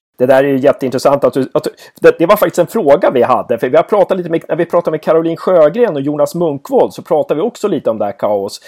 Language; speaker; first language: Swedish; native; Swedish